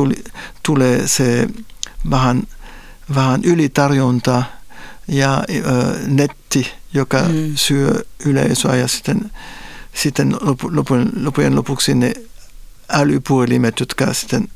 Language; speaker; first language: Finnish; non-native, fluent; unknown